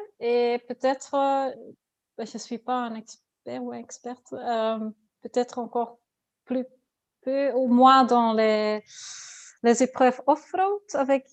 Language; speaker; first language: French; non-native, learner; Dutch